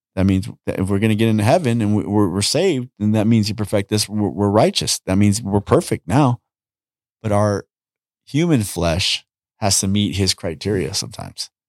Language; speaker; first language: English; native; English